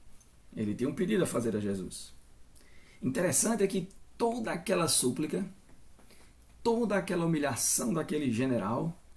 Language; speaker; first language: Portuguese; native; Portuguese